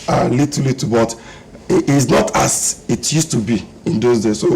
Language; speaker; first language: English; non-native, local second language; Yoruba